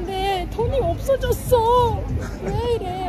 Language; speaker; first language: Korean; non-native, learner; Hindi